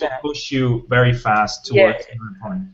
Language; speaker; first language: English; non-native, fluent; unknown